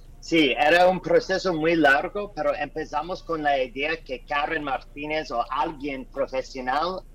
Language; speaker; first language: Spanish; non-native, learner; English